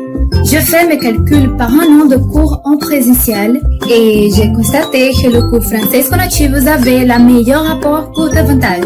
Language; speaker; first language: French; non-native, learner; Portuguese